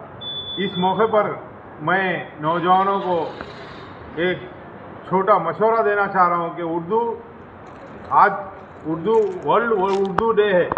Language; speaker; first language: Urdu; native; Urdu